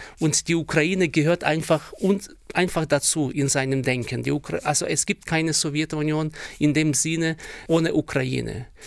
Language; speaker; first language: German; non-native, fluent; Ukrainian